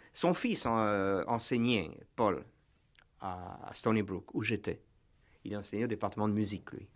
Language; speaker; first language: French; native; French